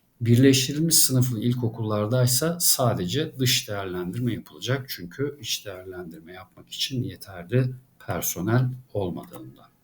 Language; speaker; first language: Turkish; native; Turkish